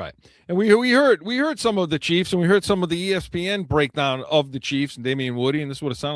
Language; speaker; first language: English; native; English